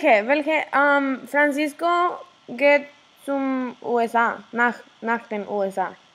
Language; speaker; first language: German; non-native, learner; Spanish